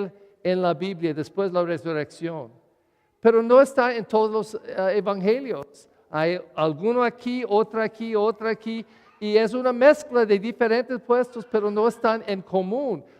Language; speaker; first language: Spanish; non-native, learner; English